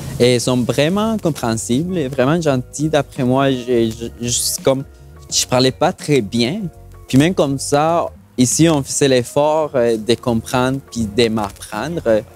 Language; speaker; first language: French; non-native, fluent; Spanish